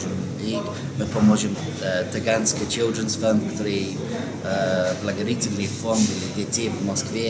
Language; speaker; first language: Russian; non-native, fluent; English